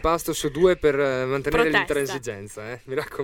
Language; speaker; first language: Italian; native; Italian